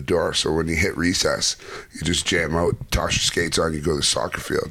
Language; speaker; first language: English; native; English